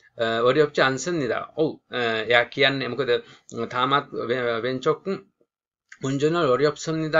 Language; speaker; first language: Korean; non-native, fluent; Sinhala